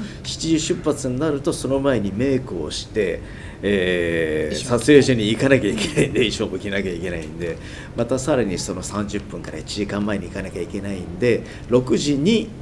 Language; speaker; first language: Japanese; native; Japanese